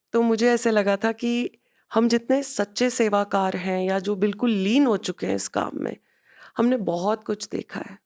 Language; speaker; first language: Hindi; non-native, local second language; Punjabi